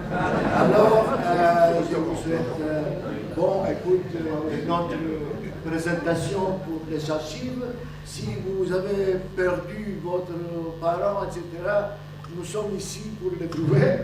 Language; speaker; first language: French; non-native, fluent; Greek